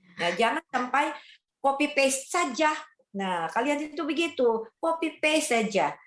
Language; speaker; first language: Indonesian; non-native, fluent; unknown